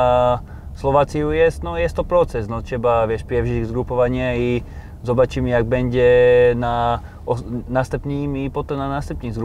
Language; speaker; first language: Polish; non-native, learner; Slovak